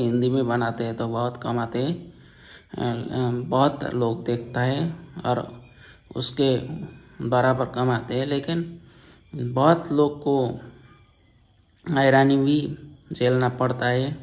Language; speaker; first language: Hindi; non-native, learner; Nepali